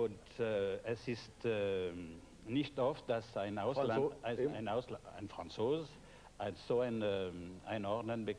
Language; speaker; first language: German; non-native, fluent; French